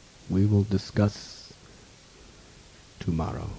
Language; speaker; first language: English; native; English